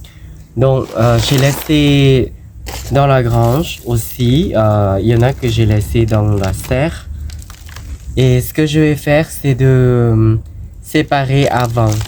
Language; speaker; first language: French; non-native, learner; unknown